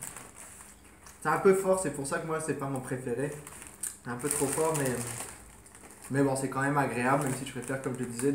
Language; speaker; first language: French; native; French